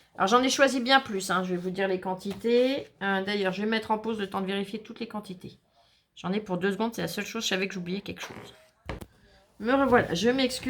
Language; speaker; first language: French; native; French